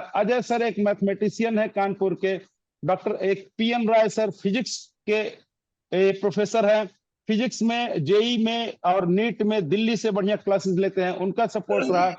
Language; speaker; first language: Hindi; native; Hindi